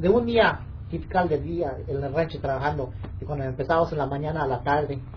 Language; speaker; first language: Spanish; early bilingual, other home language; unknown